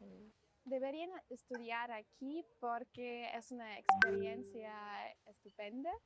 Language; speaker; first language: Spanish; non-native, fluent; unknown